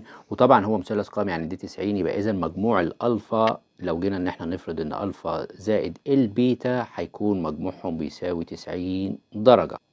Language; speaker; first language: Arabic; native; Arabic